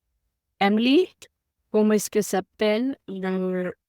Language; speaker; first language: French; non-native, learner; Spanish